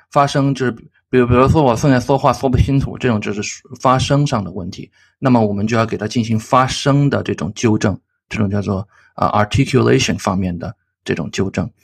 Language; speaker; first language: Chinese; native; Chinese